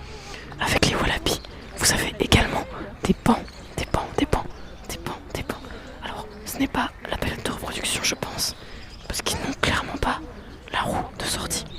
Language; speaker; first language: French; native; French